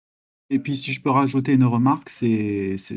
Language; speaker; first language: French; native; French